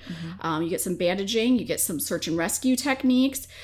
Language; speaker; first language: English; native; English